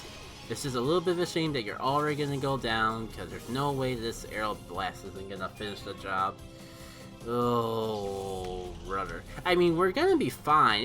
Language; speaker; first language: English; native; English